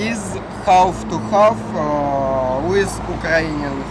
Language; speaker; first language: English; non-native, learner; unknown